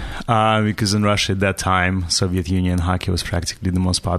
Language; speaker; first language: English; non-native, fluent; Russian